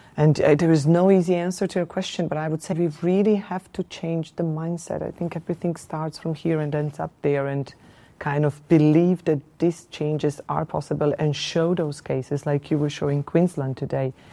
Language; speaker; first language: English; non-native, fluent; Slovenian